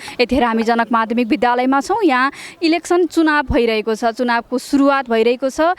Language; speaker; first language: Nepali; native; Nepali